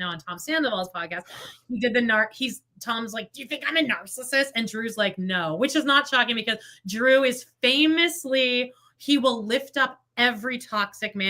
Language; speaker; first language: English; native; English